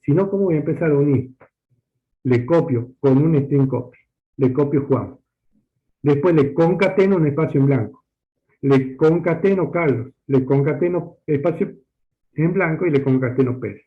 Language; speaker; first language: Spanish; native; Spanish